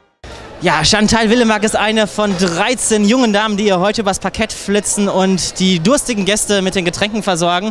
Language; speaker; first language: German; native; German